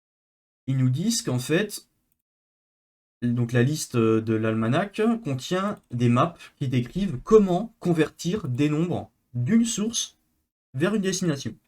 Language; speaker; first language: French; native; French